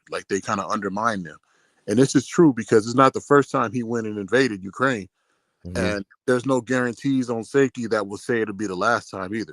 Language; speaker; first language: English; native; English